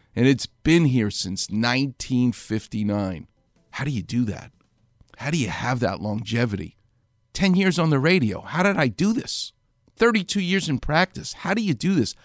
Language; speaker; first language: English; native; English